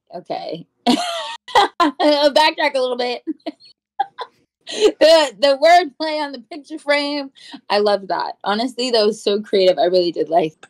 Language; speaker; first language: English; native; English